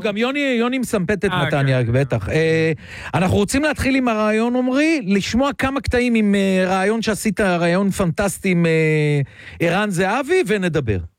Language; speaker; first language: Hebrew; native; Hebrew